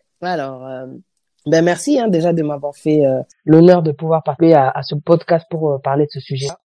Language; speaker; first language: French; native; French